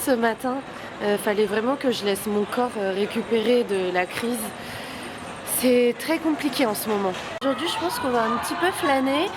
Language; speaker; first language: French; native; French